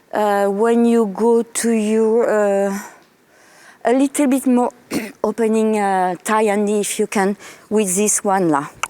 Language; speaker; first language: English; non-native, fluent; French